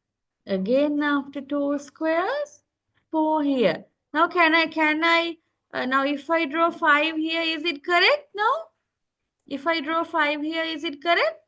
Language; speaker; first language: English; non-native, local second language; Sinhala